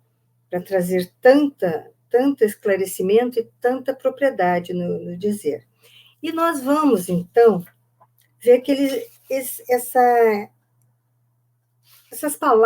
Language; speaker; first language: Portuguese; native; Portuguese